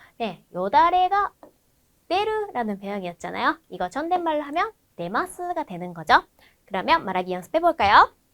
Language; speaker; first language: Korean; non-native, fluent; Japanese